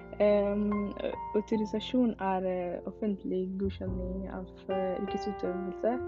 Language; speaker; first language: Norwegian; non-native, learner; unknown